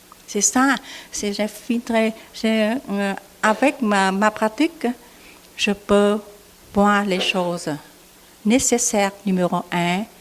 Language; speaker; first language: French; non-native, learner; Vietnamese